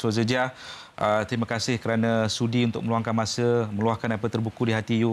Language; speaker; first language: Malay; native; Malay